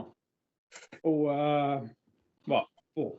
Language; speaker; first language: French; non-native, learner; English